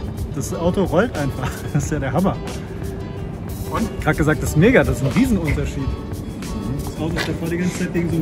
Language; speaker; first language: German; native; German